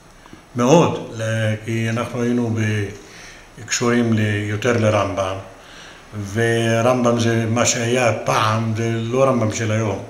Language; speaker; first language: Hebrew; non-native, local second language; Arabic